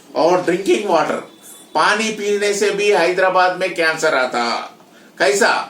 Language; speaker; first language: Hindi; non-native, local second language; Telugu